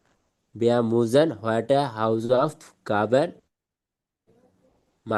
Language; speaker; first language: German; non-native, learner; Bangla